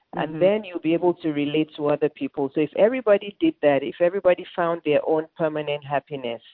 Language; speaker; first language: English; non-native, local second language; Yoruba